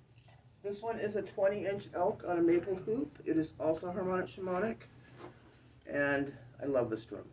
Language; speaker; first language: English; native; English